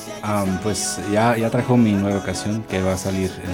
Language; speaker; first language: Spanish; early bilingual, heritage; Spanish